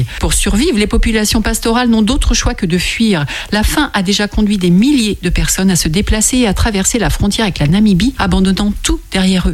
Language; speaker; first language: French; native; French